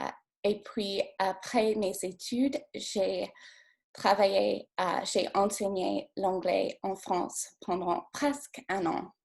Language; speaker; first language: French; non-native, fluent; English